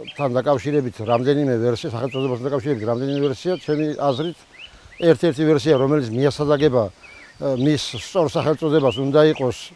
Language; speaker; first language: Georgian; native; Georgian